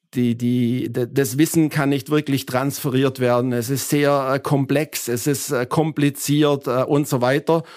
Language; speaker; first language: German; native; German